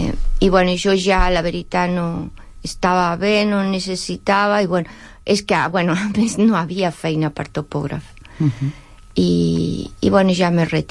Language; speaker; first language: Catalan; non-native, learner; Spanish